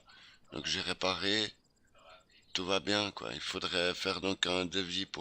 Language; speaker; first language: French; native; French